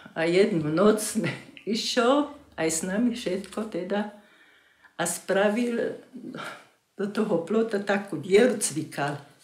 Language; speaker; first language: Slovak; non-native, local second language; German